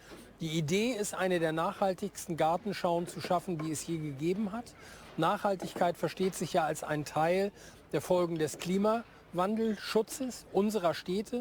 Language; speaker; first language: German; native; German